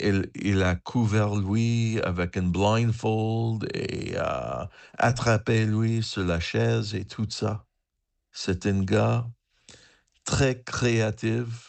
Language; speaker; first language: French; non-native, learner; English